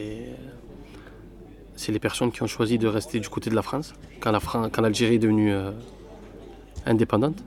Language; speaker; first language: French; early bilingual, other home language; Arabic